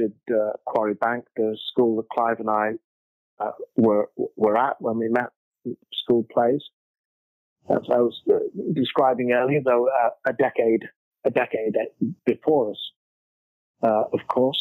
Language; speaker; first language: English; native; English